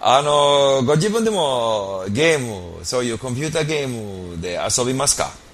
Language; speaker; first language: Japanese; non-native, fluent; English